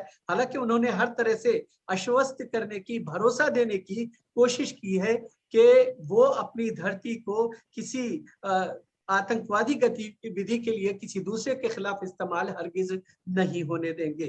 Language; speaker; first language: Hindi; native; Hindi